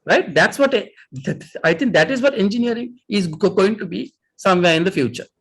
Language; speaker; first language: English; non-native, local second language; Sinhala